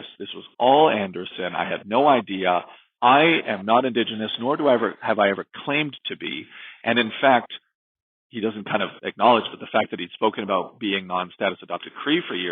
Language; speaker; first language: English; native; English